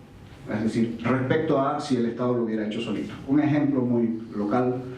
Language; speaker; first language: Spanish; native; Spanish